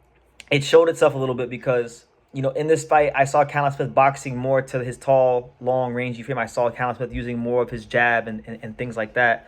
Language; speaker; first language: English; native; English